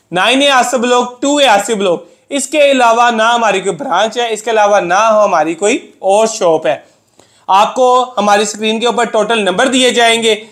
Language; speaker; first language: Urdu; non-native, local second language; Punjabi